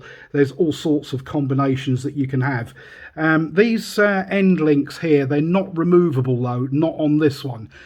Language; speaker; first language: English; native; English